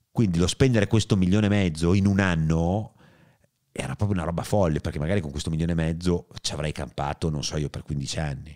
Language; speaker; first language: Italian; native; Italian